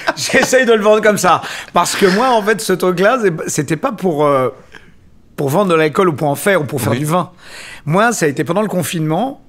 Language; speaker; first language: French; native; French